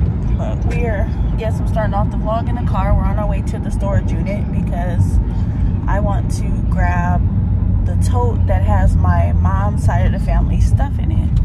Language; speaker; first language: English; native; English